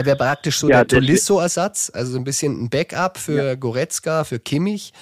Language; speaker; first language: German; native; German